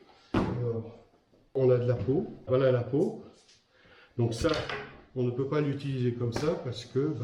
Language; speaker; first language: French; native; French